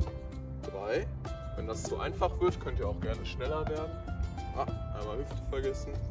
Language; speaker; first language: German; native; German